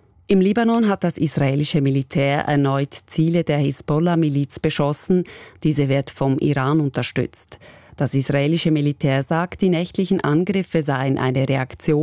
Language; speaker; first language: German; native; German